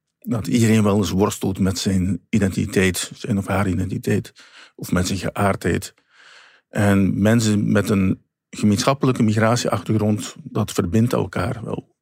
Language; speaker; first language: Dutch; native; Dutch